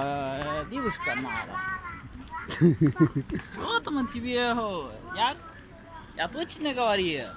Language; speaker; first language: Russian; non-native, learner; Chinese